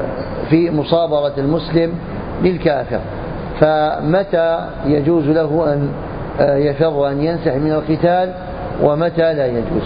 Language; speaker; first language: Arabic; native; Arabic